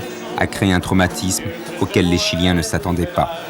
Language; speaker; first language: French; native; French